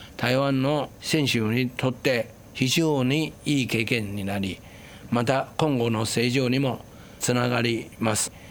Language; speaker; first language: Japanese; non-native, fluent; Chinese